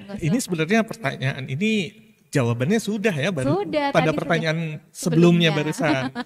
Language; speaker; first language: Indonesian; native; Indonesian